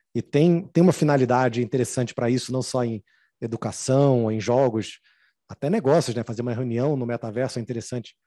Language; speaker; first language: Portuguese; native; Portuguese